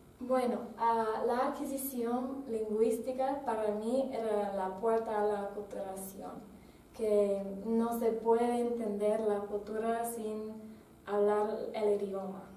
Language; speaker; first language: Spanish; non-native, fluent; English